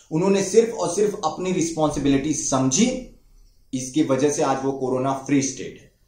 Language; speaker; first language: Hindi; non-native, local second language; Marathi